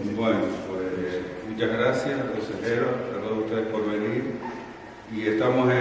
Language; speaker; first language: Spanish; native; Spanish